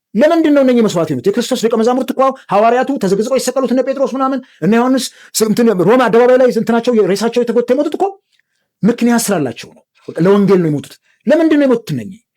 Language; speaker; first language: Amharic; native; Amharic